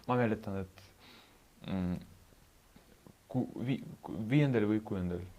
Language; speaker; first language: Estonian; non-native, local second language; Russian